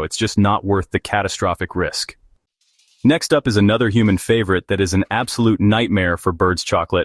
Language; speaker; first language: English; native; English